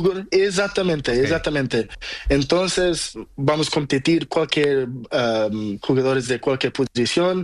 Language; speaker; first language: Spanish; non-native, learner; Portuguese